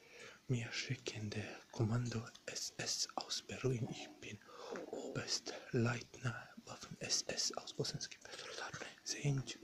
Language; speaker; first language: German; non-native, learner; Bosnian